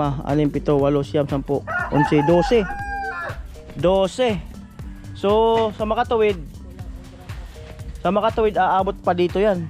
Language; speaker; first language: Filipino; native; Filipino